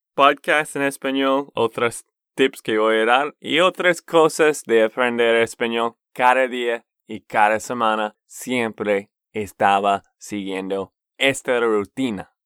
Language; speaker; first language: Spanish; non-native, fluent; English